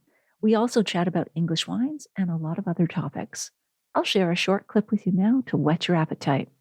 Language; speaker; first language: English; native; English